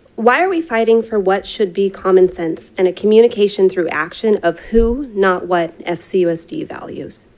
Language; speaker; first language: English; native; English